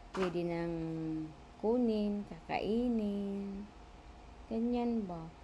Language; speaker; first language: Filipino; non-native, local second language; Cebuano